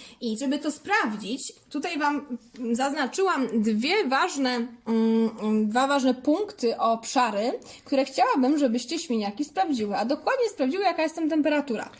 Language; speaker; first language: Polish; native; Polish